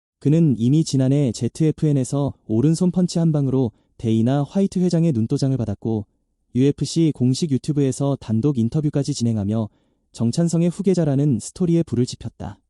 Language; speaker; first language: Korean; native; Korean